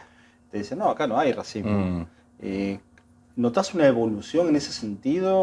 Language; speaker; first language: Spanish; native; Spanish